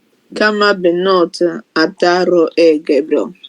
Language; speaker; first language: Hebrew; non-native, learner; English